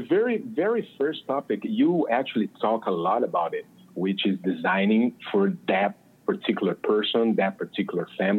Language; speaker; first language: English; non-native, fluent; Portuguese